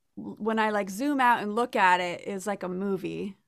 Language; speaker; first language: English; native; English